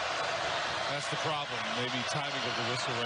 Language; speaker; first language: English; native; English